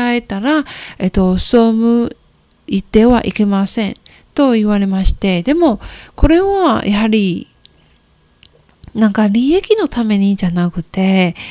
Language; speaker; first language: Japanese; non-native, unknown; Chinese